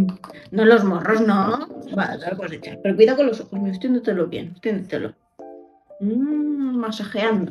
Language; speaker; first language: Spanish; native; Spanish